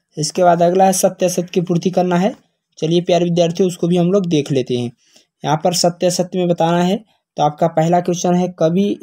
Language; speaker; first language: Hindi; native; Hindi